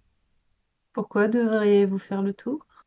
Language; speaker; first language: French; native; French